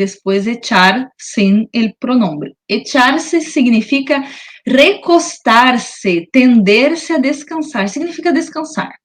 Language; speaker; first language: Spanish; non-native, learner; Portuguese